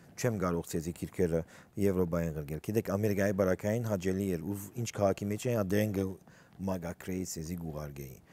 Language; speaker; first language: Armenian; early bilingual, heritage; Armenian